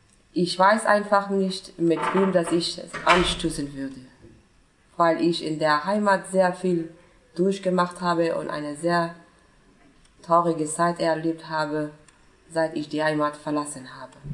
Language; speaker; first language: German; non-native, fluent; Persian